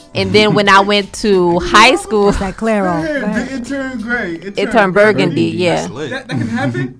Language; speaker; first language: English; early bilingual, other home language; Haitian Creole